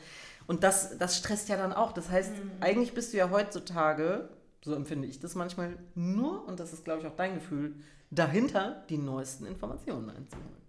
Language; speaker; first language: German; native; German